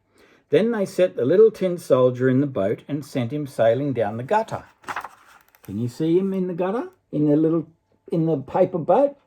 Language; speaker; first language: English; native; English